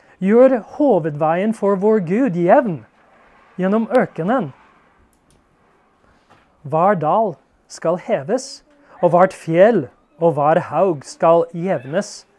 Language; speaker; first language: Norwegian; non-native, fluent; English